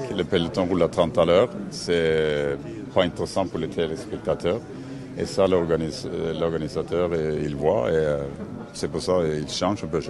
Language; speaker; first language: French; non-native, fluent; Norwegian